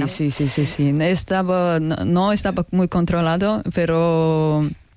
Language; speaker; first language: Spanish; non-native, learner; Russian